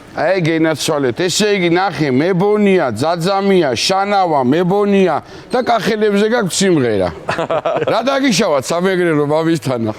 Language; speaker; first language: Georgian; native; Georgian